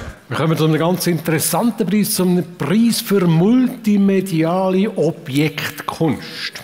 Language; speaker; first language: German; native; German